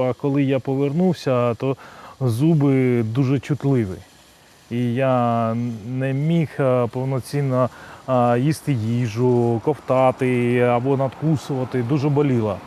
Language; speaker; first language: Ukrainian; non-native, local second language; Russian